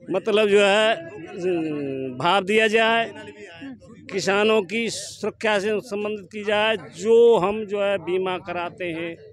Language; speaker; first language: Hindi; native; Hindi